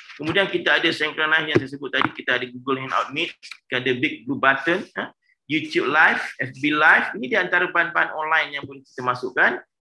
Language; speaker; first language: Malay; native; Malay